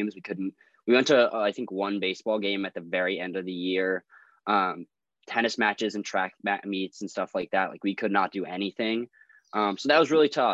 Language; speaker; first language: English; native; English